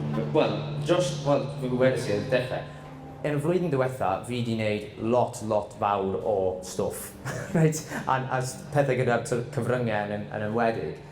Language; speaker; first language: Welsh; non-native, local second language; English